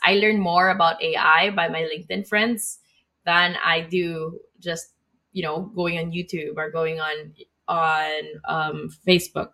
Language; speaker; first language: English; non-native, local second language; Filipino